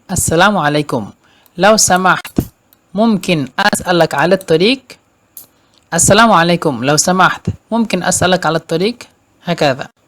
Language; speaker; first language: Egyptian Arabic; non-native, fluent; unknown